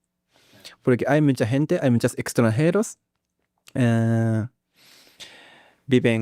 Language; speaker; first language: Spanish; non-native, learner; Japanese